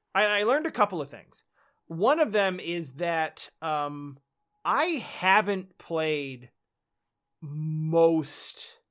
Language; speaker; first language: English; native; English